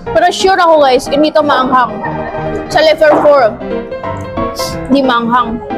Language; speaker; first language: Filipino; non-native, fluent; Indonesian